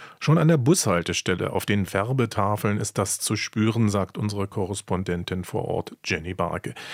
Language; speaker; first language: German; native; German